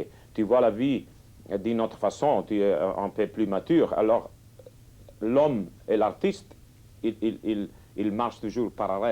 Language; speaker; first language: French; non-native, fluent; Catalan